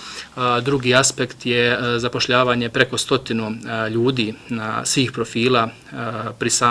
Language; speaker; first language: Bosnian; native; Bosnian